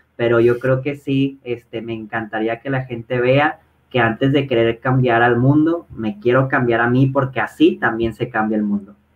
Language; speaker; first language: Spanish; native; Spanish